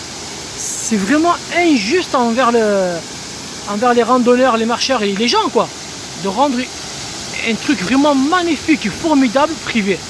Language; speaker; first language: French; native; French